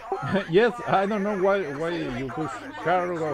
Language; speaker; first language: English; non-native, learner; Spanish